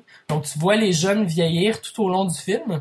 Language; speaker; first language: French; native; French